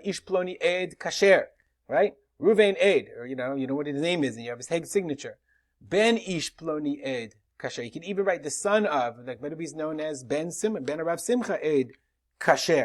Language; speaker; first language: English; native; English